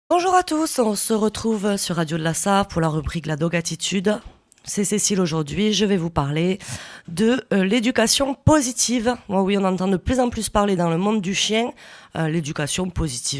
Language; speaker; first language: French; native; French